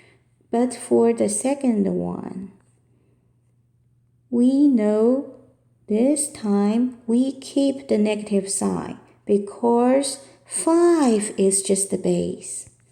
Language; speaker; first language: English; non-native, fluent; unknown